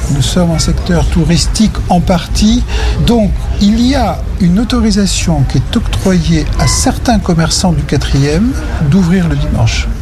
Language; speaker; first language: French; native; French